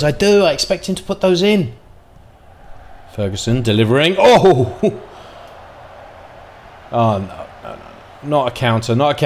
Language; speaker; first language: English; native; English